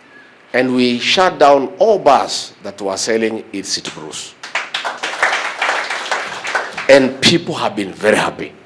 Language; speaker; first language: English; non-native, local second language; Kikuyu